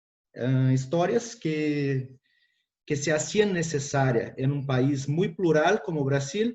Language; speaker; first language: Spanish; non-native, fluent; Portuguese